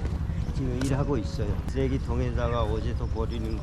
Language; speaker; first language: Korean; non-native, fluent; Hindi